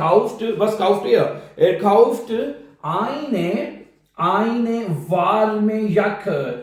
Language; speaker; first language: German; non-native, fluent; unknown